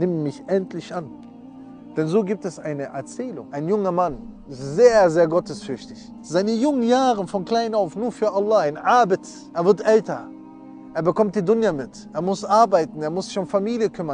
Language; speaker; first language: German; early bilingual, other home language; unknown